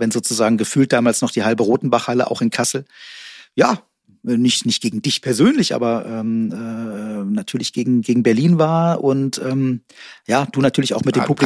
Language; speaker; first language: German; native; German